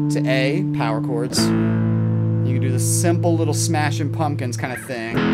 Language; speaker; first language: English; native; English